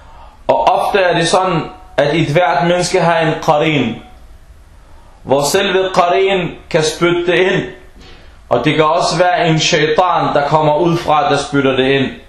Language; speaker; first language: Danish; non-native, fluent; Arabic